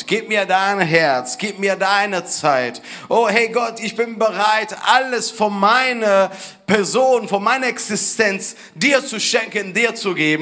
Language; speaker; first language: German; non-native, fluent; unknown